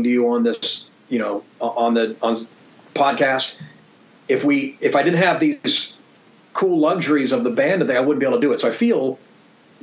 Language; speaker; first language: English; native; English